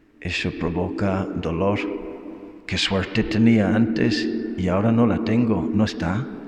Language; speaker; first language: Spanish; non-native, fluent; English